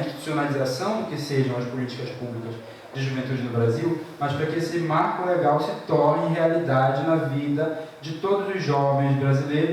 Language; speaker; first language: Portuguese; native; Portuguese